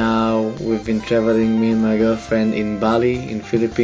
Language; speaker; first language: English; non-native, fluent; Hebrew